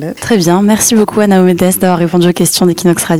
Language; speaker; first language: French; native; French